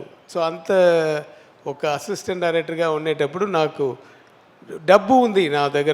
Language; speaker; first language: Telugu; non-native, learner; Tamil